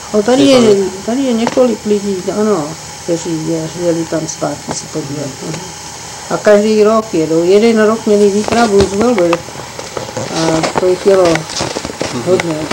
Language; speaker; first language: Czech; early bilingual, heritage; Czech